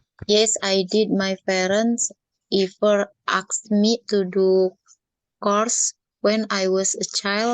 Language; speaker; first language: English; non-native, learner; Indonesian